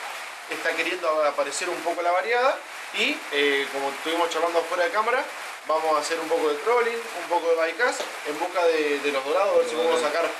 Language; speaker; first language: Spanish; native; Spanish